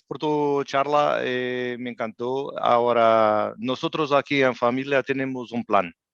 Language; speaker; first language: Spanish; non-native, learner; Portuguese